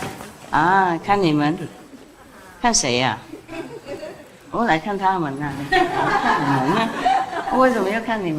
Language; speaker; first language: Chinese; non-native, fluent; Vietnamese